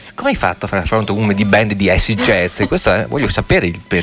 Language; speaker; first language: Italian; native; Italian